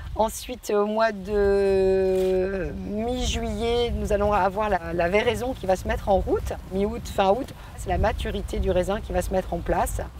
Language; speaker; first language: French; native; French